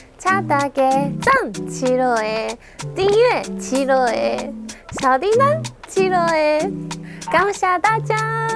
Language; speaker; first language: Chinese; non-native, fluent; Japanese